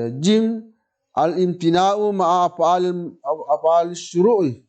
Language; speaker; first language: Arabic; non-native, fluent; Indonesian